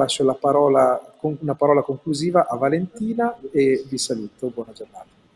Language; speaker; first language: Italian; native; Italian